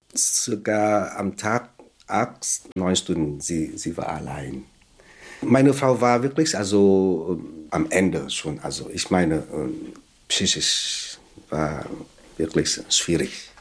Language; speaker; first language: German; non-native, fluent; Vietnamese